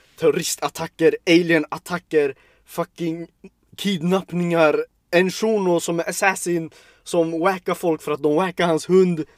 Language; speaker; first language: Swedish; early bilingual, other home language; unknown